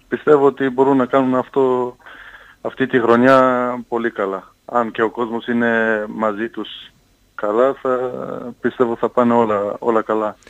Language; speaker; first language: Greek; non-native, fluent; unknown